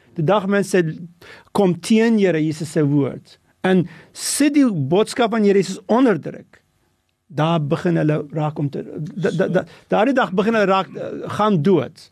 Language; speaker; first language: Afrikaans; non-native, local second language; English